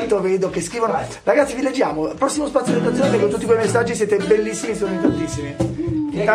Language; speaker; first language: Italian; native; Italian